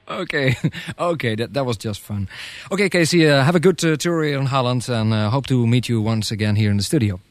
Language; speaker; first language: English; non-native, fluent; Dutch